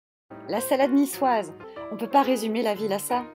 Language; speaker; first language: French; native; French